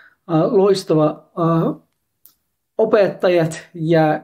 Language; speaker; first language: Finnish; non-native, learner; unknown